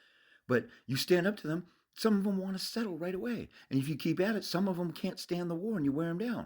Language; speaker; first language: English; native; English